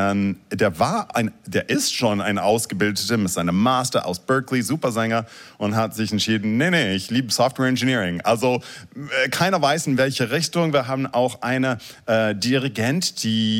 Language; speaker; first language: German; non-native, fluent; English